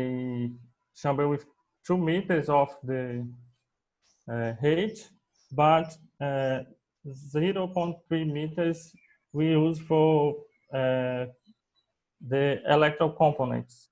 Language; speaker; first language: English; non-native, learner; Portuguese